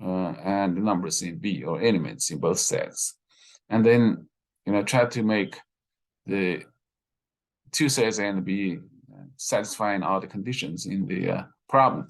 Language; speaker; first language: English; non-native, fluent; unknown